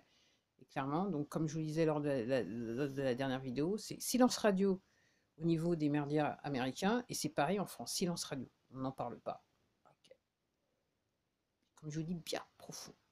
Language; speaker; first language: French; native; French